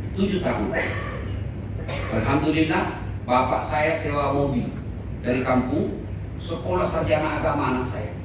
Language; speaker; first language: Indonesian; non-native, local second language; Buginese